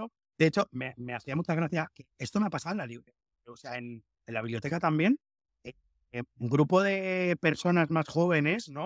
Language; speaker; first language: Spanish; native; Spanish